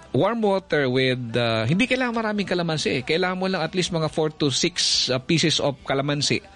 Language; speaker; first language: Filipino; native; Filipino